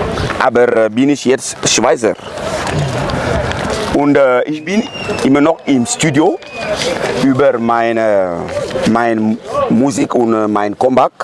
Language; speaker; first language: German; non-native, learner; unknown